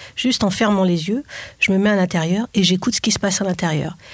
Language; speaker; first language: French; native; French